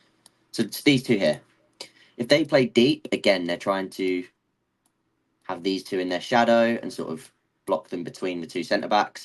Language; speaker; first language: English; native; English